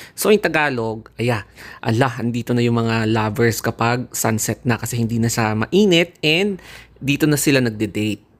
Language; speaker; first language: Filipino; non-native, local second language; Iloko